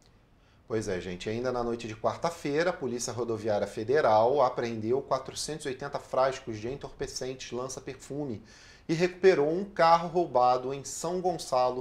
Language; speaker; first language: Portuguese; native; Portuguese